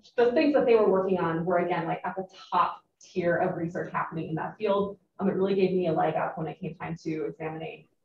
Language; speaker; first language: English; native; English